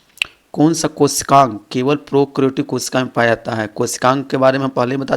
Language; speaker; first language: Hindi; native; Hindi